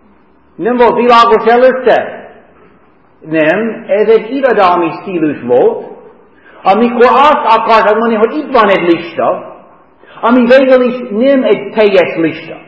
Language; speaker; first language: Hungarian; non-native, fluent; English